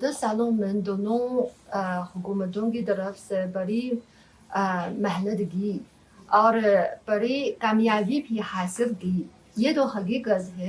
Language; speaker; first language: Hindi; non-native, fluent; Chinese